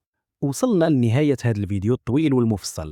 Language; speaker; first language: Arabic; native; Arabic